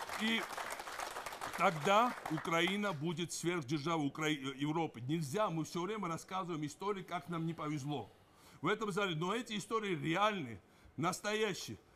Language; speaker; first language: Russian; non-native, local second language; Georgian